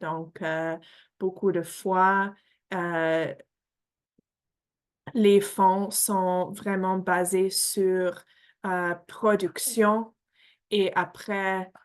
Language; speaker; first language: French; non-native, fluent; English